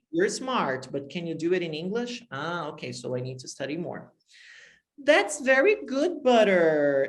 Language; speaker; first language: English; non-native, fluent; Portuguese